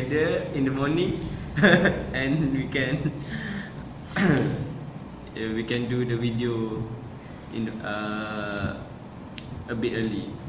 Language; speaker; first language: English; non-native, local second language; Malay